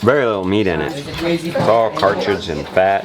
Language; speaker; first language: English; native; English